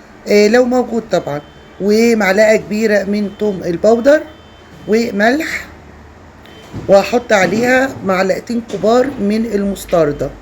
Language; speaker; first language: Arabic; native; Arabic